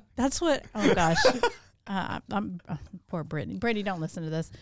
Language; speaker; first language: English; native; English